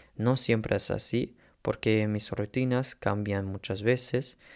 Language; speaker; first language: Spanish; non-native, learner; German